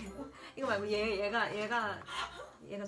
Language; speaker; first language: Korean; early bilingual, heritage; Korean